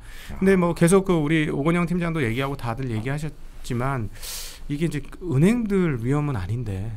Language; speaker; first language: Korean; native; Korean